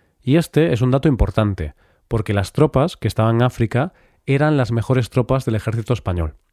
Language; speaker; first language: Spanish; native; Spanish